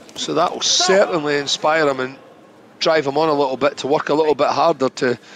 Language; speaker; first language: English; native; English